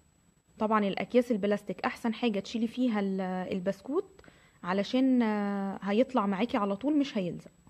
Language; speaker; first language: Arabic; native; Arabic